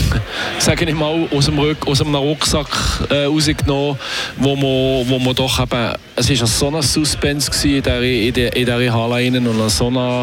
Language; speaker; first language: German; native; German